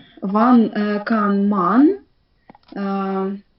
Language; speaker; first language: German; non-native, learner; Ukrainian